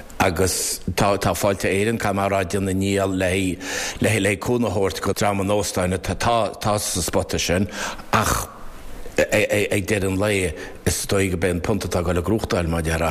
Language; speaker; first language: Irish; native; Irish